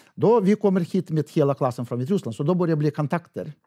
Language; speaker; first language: Swedish; non-native, fluent; Russian